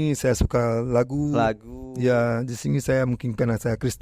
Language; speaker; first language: Indonesian; non-native, fluent; Portuguese